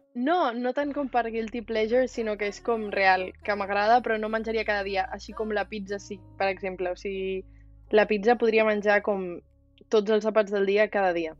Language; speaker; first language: Catalan; native; Catalan